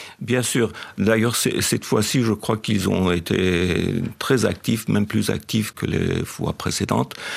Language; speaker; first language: French; non-native, fluent; Persian